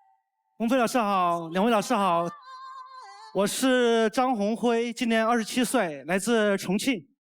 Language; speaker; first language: Chinese; native; Chinese